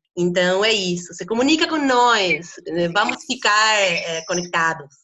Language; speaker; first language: Portuguese; non-native, fluent; Spanish